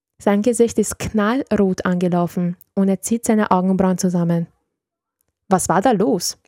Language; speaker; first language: German; early bilingual, other home language; Serbian